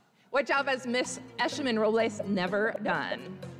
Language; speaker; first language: English; native; English